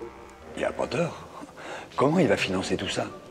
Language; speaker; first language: French; native; French